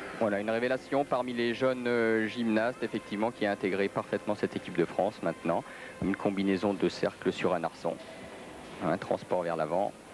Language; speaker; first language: French; native; French